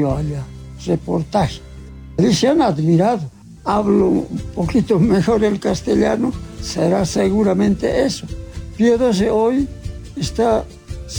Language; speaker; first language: Spanish; non-native, local second language; Aymara